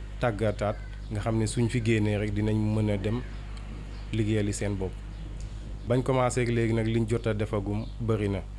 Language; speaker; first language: Wolof; native; Wolof